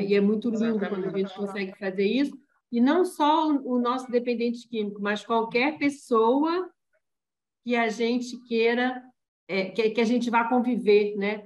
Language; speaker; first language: Portuguese; native; Portuguese